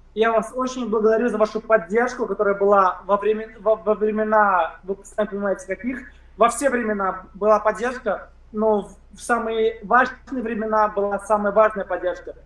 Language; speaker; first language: Russian; native; Russian